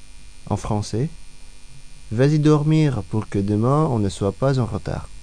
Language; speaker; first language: French; non-native, fluent; Indonesian